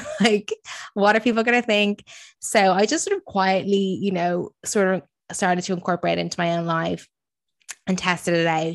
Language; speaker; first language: English; native; English